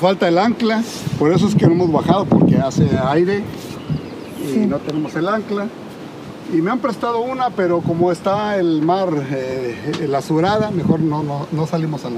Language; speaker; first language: Spanish; native; Spanish